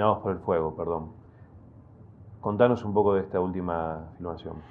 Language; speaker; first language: Spanish; native; Spanish